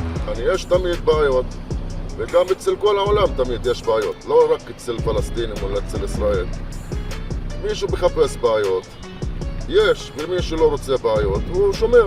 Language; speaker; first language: Hebrew; non-native, local second language; Arabic